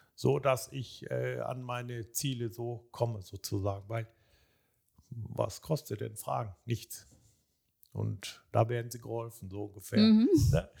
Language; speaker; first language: German; early bilingual, other home language; Turkish